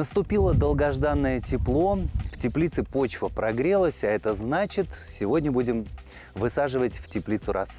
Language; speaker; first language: Russian; native; Russian